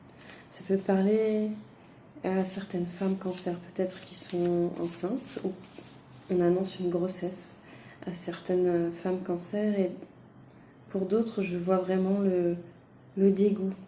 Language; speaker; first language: French; native; French